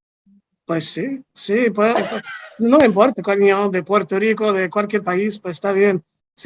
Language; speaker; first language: Spanish; non-native, fluent; English